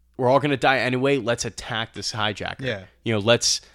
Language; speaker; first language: English; early bilingual, other home language; Albanian